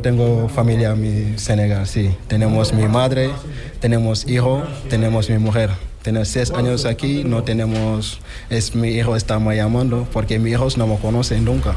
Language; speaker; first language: Spanish; non-native, learner; Wolof